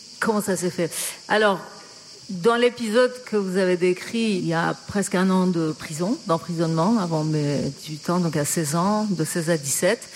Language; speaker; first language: French; non-native, fluent; Persian